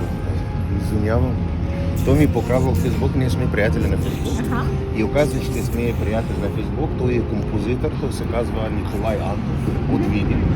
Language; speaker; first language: Bulgarian; non-native, learner; Arabic